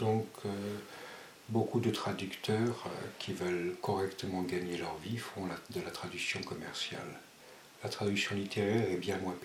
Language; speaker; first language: French; early bilingual, other home language; Spanish